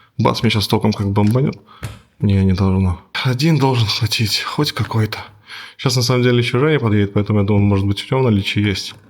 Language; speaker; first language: Russian; native; Russian